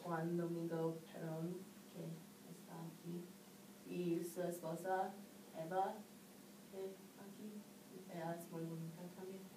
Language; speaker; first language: Spanish; non-native, learner; English